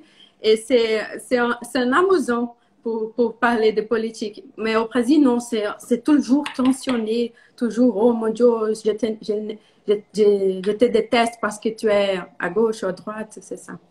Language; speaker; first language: French; non-native, learner; Portuguese